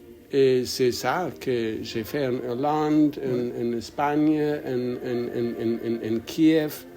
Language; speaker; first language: French; non-native, learner; English